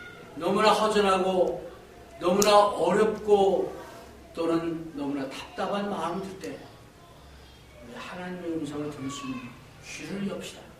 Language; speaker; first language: Korean; native; Korean